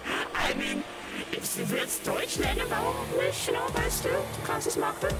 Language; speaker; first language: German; non-native, learner; English